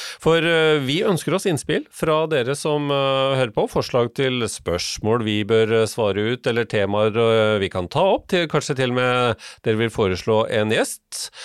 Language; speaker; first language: Norwegian; native; Norwegian